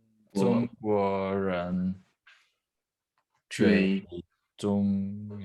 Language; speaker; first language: Chinese; non-native, learner; Norwegian